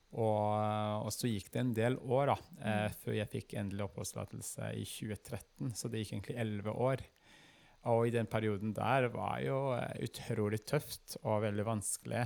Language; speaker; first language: Norwegian; non-native, fluent; Kinyarwanda